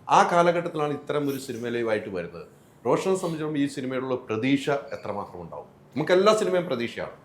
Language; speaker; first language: Malayalam; native; Malayalam